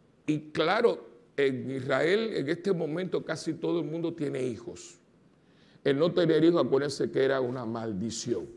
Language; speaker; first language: Spanish; native; Spanish